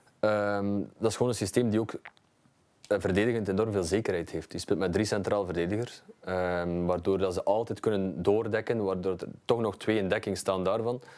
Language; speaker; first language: Dutch; native; Dutch